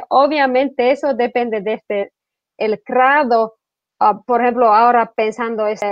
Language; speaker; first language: Spanish; non-native, fluent; Finnish